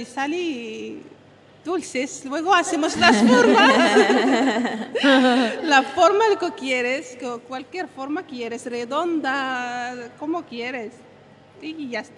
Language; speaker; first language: Spanish; non-native, learner; Arabic